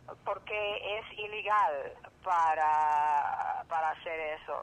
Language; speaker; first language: Spanish; early bilingual, heritage; English